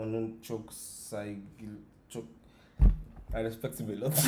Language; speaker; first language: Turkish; non-native, learner; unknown